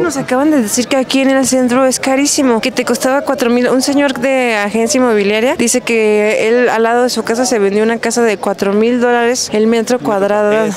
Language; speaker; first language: Spanish; native; Spanish